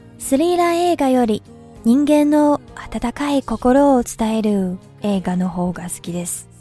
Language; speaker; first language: Japanese; non-native, fluent; Chinese